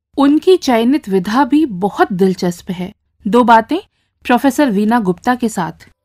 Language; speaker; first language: Hindi; native; Hindi